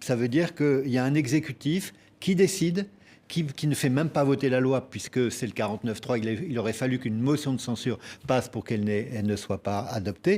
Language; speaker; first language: French; native; French